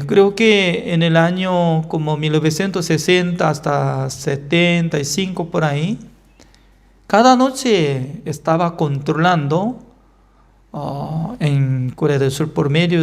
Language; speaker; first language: Spanish; non-native, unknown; Korean